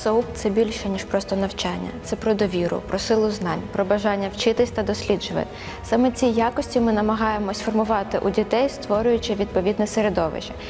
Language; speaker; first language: Ukrainian; native; Ukrainian